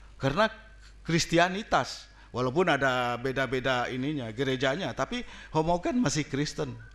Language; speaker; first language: Indonesian; non-native, local second language; Minangkabau